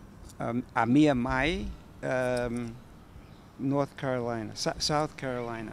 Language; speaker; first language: Portuguese; non-native, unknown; English